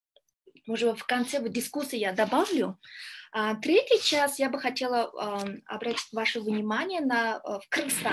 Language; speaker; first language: Russian; non-native, learner; Kyrgyz